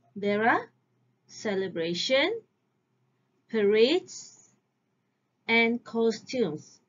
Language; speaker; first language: English; non-native, local second language; Malay